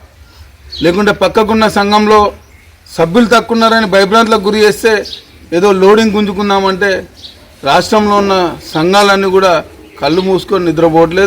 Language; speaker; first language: Telugu; native; Telugu